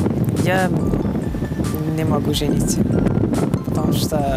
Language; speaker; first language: Russian; non-native, learner; Turkmen